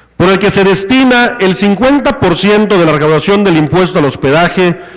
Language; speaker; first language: Spanish; native; Spanish